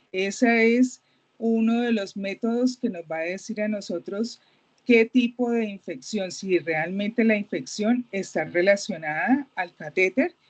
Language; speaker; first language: Spanish; native; Spanish